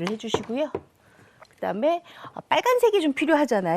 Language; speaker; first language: Korean; native; Korean